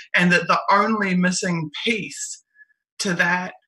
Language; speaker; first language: English; native; English